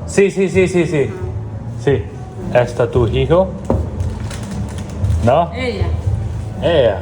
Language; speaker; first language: Spanish; non-native, learner; Hindi